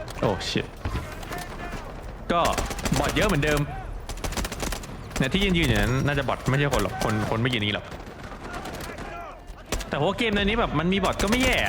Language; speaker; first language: Thai; native; Thai